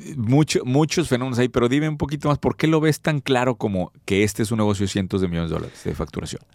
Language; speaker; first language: Spanish; native; Spanish